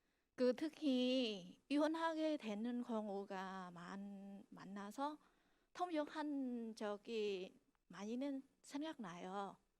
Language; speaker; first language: Korean; non-native, fluent; Vietnamese